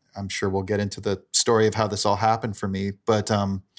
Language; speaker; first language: English; native; English